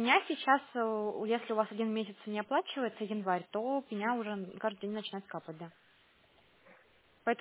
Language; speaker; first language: Russian; native; Russian